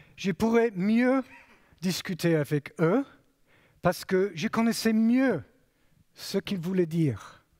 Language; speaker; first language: French; non-native, fluent; English